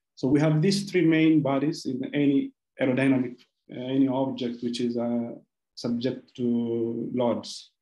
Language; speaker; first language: English; non-native, local second language; Amharic